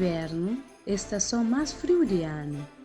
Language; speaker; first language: Portuguese; non-native, local second language; Kabuverdianu